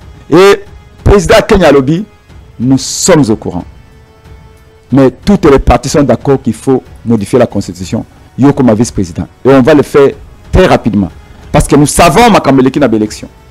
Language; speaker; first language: French; non-native, local second language; Lingala